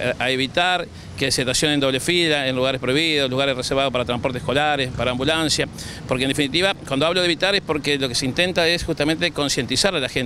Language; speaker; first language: Spanish; native; Spanish